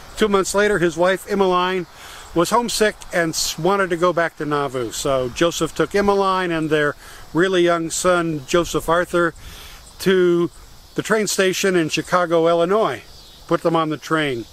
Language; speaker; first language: English; native; English